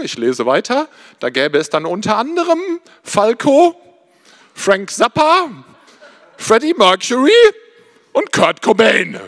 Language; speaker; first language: German; native; German